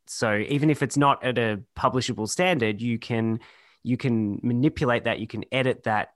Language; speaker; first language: English; native; English